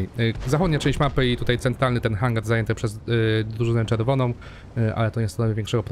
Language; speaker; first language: Polish; native; Polish